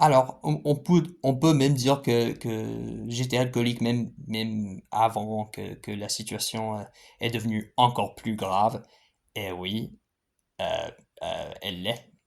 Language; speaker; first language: French; non-native, fluent; English